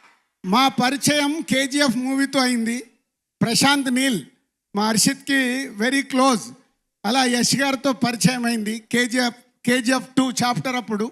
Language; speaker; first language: Telugu; native; Telugu